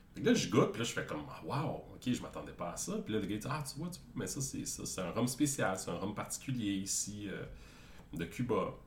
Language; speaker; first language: French; native; French